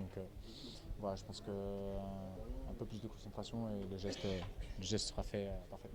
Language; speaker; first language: French; native; French